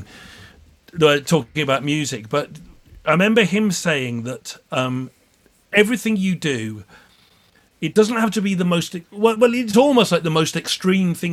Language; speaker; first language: English; native; English